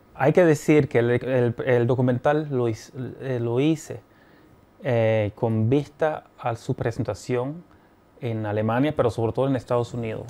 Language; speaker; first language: Spanish; non-native, fluent; German